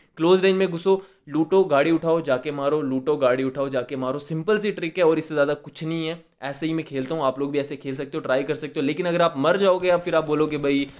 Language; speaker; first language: Hindi; native; Hindi